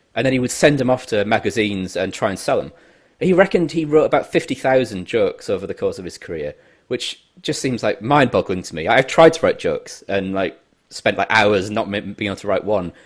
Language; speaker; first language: English; native; English